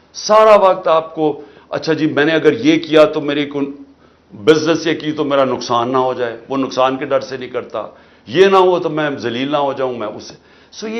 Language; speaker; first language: Urdu; native; Urdu